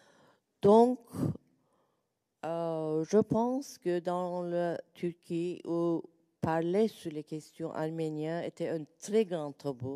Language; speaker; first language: French; non-native, learner; Turkish